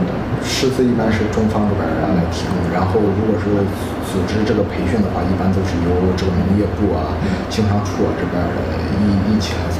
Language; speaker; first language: Chinese; native; Chinese